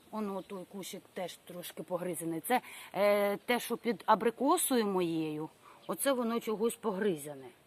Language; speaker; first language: Ukrainian; non-native, local second language; Russian